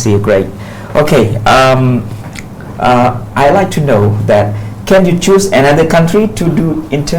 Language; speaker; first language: English; non-native, fluent; Pattani Malay